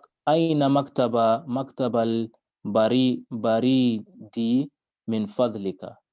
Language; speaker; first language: Arabic; non-native, learner; English